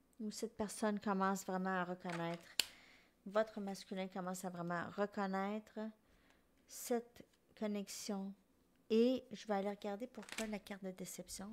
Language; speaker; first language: French; native; French